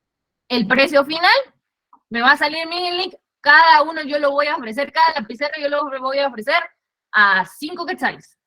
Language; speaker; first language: Spanish; native; Spanish